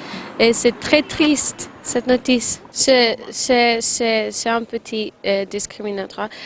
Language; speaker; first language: French; non-native, learner; Spanish